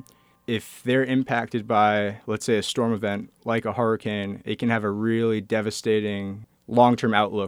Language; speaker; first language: English; native; English